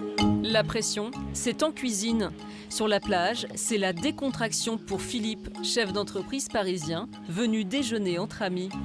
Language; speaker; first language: French; native; French